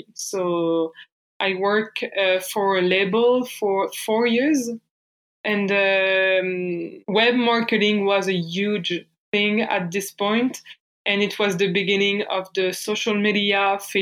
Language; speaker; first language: English; non-native, fluent; French